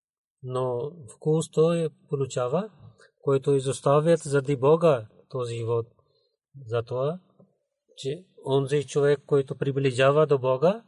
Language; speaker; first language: Bulgarian; non-native, fluent; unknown